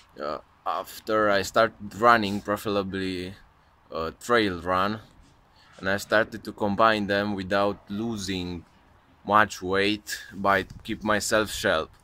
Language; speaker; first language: English; non-native, learner; Romanian